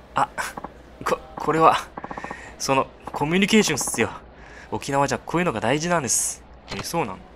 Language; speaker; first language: Japanese; non-native, fluent; Chinese